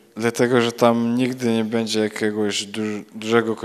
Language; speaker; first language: Polish; non-native, learner; Russian